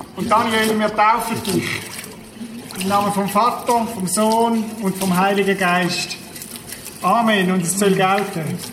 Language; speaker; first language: German; native; German